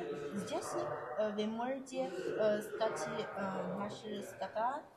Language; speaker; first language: Russian; non-native, learner; Chinese